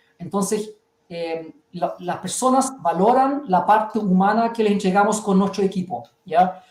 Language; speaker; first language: Spanish; early bilingual, heritage; German